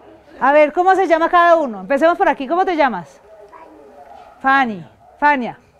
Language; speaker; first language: Spanish; non-native, fluent; French